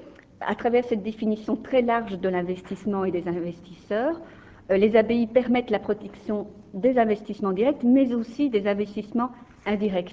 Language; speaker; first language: French; native; French